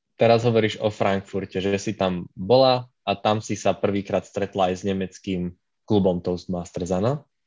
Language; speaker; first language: Slovak; native; Slovak